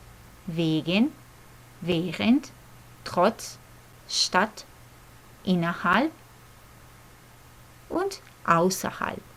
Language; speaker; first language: German; non-native, fluent; Croatian